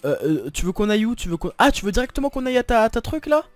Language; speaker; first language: French; native; French